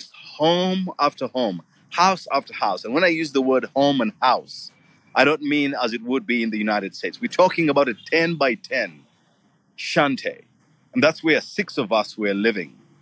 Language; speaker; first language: English; non-native, local second language; Ganda